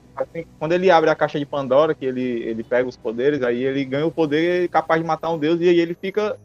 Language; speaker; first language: Portuguese; native; Portuguese